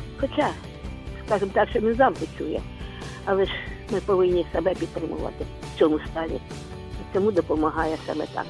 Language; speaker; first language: Ukrainian; non-native, local second language; Russian